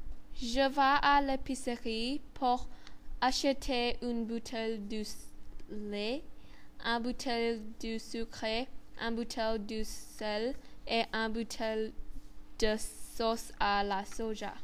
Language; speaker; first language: French; non-native, learner; Thai